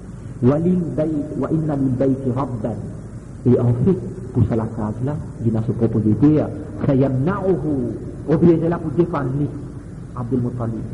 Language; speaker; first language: French; non-native, local second language; Morisyen